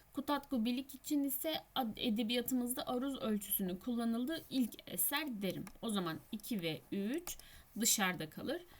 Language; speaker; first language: Turkish; native; Turkish